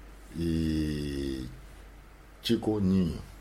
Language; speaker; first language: Spanish; non-native, learner; Lingala